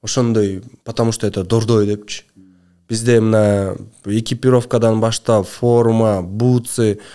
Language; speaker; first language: Russian; non-native, local second language; Kyrgyz